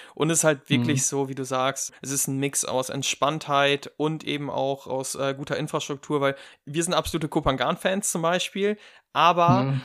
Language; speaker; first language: German; native; German